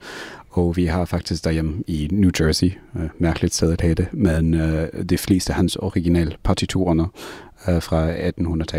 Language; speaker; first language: Danish; non-native, fluent; English